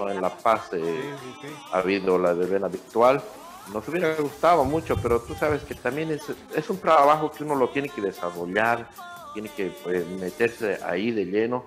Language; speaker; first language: Spanish; native; Spanish